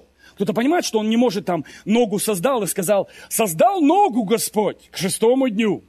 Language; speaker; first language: Russian; native; Russian